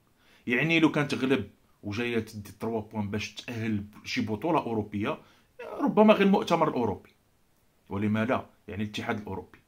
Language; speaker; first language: Arabic; native; Arabic